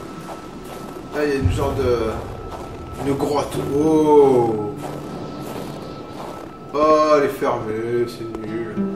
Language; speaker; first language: French; native; French